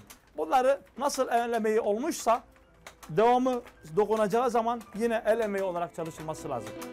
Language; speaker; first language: Turkish; native; Turkish